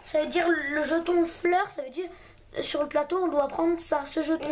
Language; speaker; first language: French; native; French